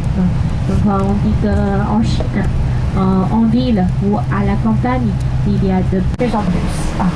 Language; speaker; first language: French; non-native, fluent; Chinese